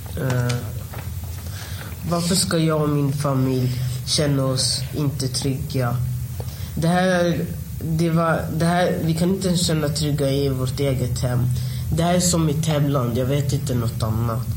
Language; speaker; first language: Swedish; early bilingual, other home language; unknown